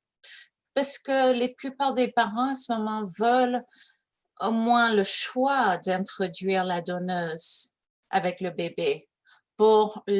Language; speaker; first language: French; early bilingual, heritage; English